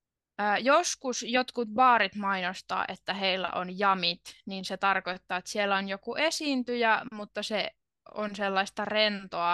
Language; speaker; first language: Finnish; native; Finnish